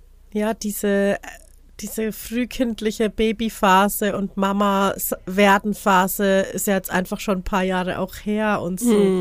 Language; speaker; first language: German; native; German